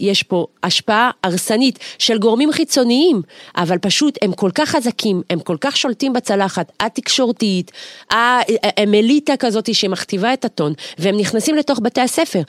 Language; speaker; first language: Hebrew; non-native, fluent; French